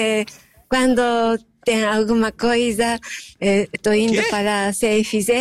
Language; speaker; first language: Portuguese; non-native, fluent; Japanese